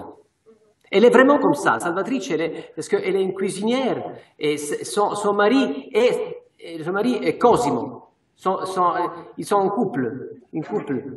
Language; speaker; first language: French; non-native, fluent; Italian